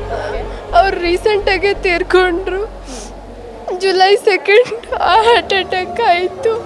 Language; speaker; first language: Kannada; non-native, local second language; Telugu